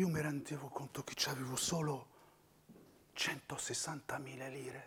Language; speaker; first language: Italian; non-native, fluent; Arabic